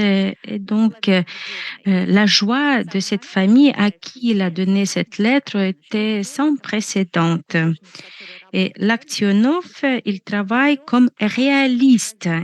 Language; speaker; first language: French; non-native, fluent; Russian